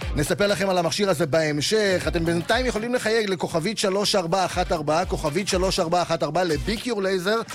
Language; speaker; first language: Hebrew; native; Hebrew